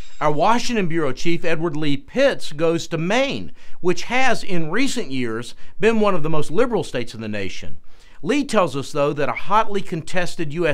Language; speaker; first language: English; native; English